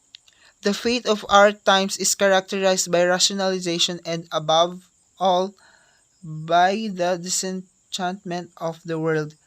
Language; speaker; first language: English; non-native, local second language; Filipino